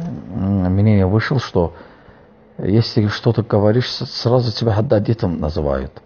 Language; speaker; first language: Russian; non-native, fluent; Azerbaijani